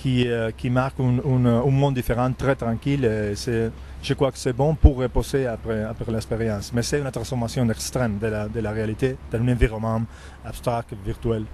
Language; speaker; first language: French; non-native, fluent; Spanish